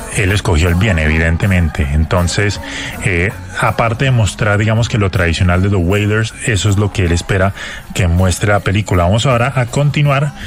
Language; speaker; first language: Spanish; native; Spanish